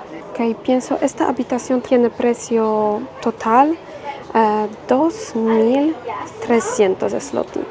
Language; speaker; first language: Spanish; non-native, fluent; Polish